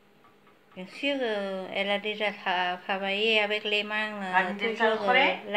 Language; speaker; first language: French; non-native, fluent; Vietnamese